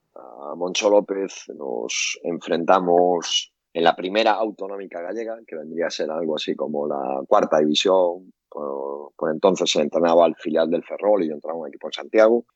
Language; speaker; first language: Spanish; native; Spanish